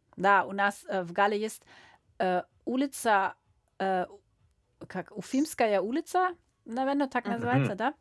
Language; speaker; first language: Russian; non-native, learner; German